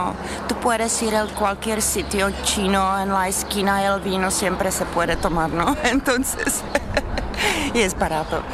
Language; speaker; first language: Spanish; non-native, learner; Czech